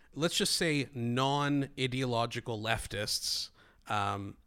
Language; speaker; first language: English; non-native, fluent; Greek